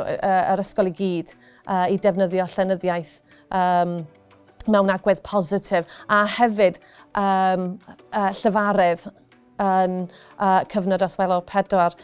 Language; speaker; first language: Welsh; non-native, local second language; English